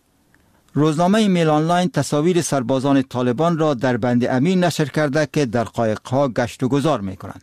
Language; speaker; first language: Persian; native; Persian